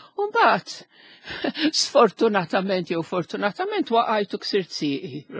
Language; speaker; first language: Maltese; non-native, local second language; Italian